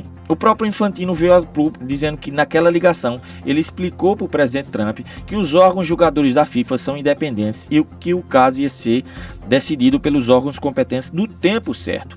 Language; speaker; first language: Portuguese; native; Portuguese